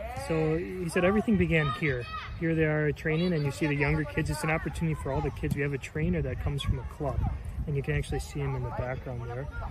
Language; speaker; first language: English; native; English